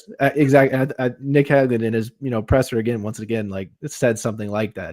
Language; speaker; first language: English; native; English